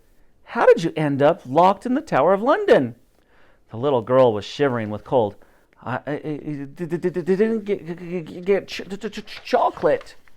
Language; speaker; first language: English; native; English